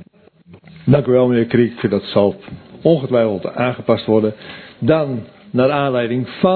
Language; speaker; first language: Dutch; native; Dutch